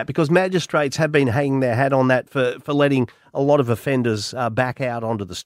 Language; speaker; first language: English; native; English